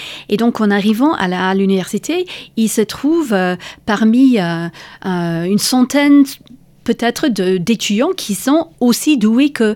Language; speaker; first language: French; non-native, fluent; English